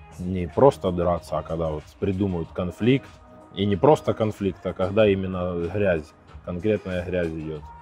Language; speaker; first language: Russian; native; Russian